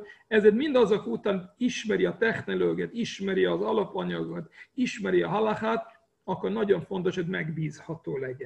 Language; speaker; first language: Hungarian; non-native, fluent; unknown